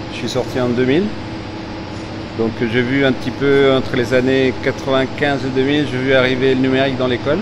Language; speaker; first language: French; non-native, fluent; Spanish